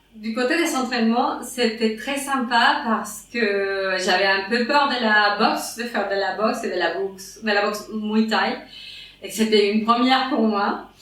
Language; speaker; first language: French; non-native, fluent; Spanish